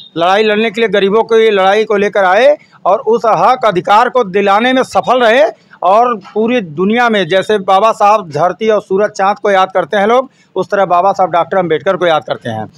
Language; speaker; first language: Hindi; native; Hindi